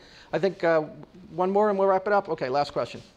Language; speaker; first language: English; native; English